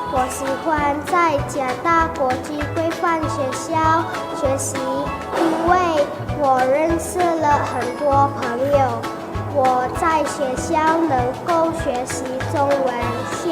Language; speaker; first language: Chinese; non-native, learner; Indonesian